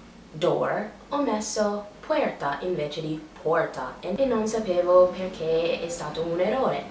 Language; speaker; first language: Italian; non-native, learner; English